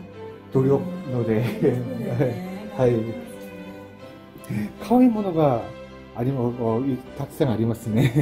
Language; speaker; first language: Japanese; non-native, learner; Korean